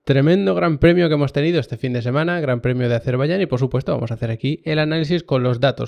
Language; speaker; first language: Spanish; native; Spanish